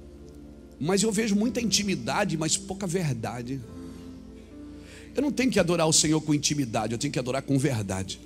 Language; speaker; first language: Portuguese; native; Portuguese